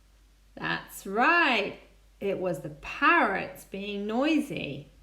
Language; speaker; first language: English; non-native, fluent; Spanish